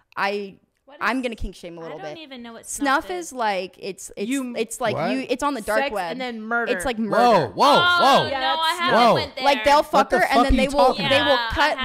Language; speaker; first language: English; native; English